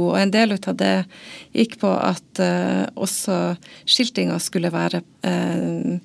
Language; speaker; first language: Norwegian; native; Norwegian